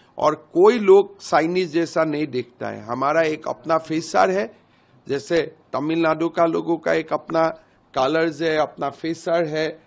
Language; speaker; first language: Hindi; non-native, local second language; Assamese